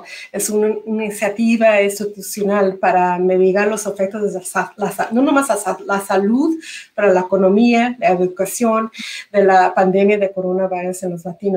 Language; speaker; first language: Spanish; early bilingual, heritage; Spanish